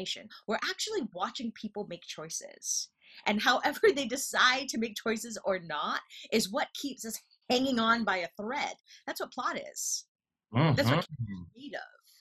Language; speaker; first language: English; native; English